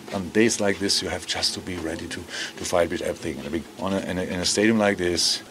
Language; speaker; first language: English; non-native, fluent; German